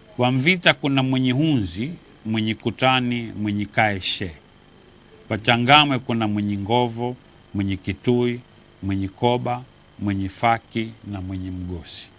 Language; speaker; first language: Swahili; native; Swahili